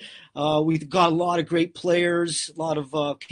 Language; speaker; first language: English; native; English